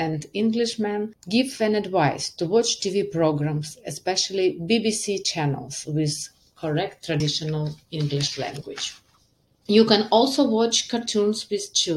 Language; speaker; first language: English; non-native, learner; Ukrainian